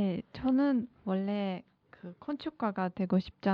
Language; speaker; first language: Korean; non-native, learner; Turkish